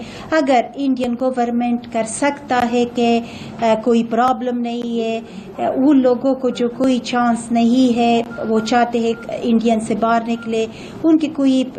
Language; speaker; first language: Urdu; non-native, fluent; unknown